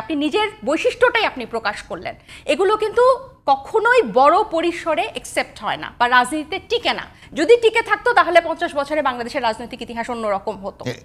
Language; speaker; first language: Bangla; native; Bangla